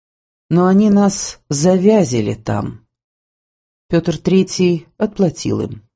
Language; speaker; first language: Russian; native; Russian